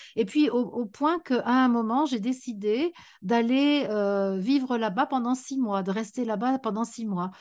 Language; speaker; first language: French; native; French